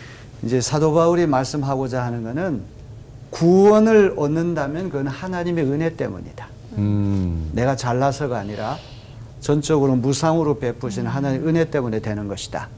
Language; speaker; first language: Korean; native; Korean